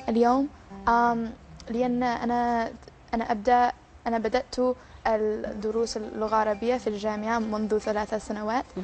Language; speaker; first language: Arabic; early bilingual, heritage; English